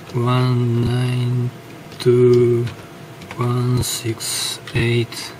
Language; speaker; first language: English; non-native, learner; Japanese